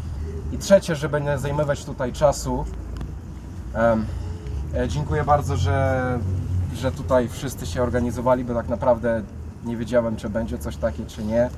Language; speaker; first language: Polish; non-native, fluent; Ukrainian